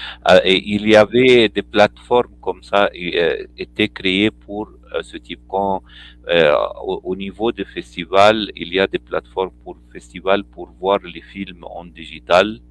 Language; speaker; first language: French; non-native, fluent; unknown